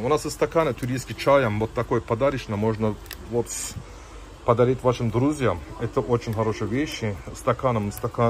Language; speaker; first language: Russian; non-native, learner; Turkish